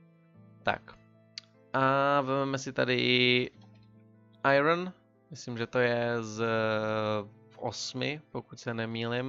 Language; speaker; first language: Czech; native; Czech